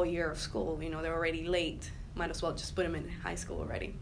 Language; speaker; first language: English; non-native, fluent; Spanish